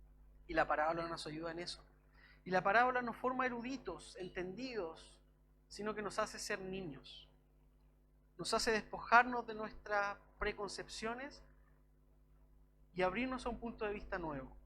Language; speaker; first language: Spanish; native; Spanish